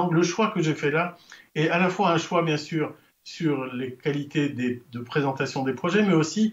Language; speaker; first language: French; native; French